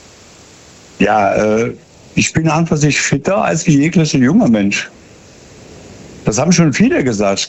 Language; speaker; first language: German; native; German